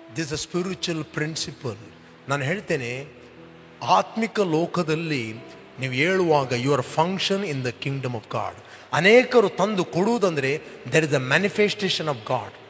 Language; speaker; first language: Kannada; non-native, local second language; Konkani